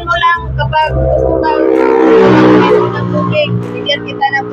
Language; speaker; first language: Filipino; native; Filipino